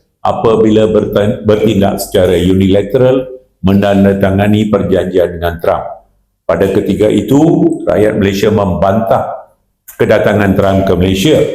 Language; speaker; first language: Malay; non-native, local second language; Tamil